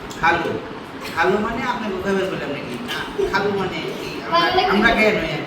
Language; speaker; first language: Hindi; non-native, learner; Bangla